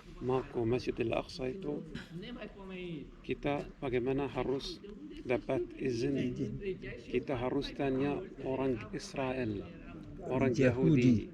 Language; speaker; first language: Indonesian; non-native, learner; Arabic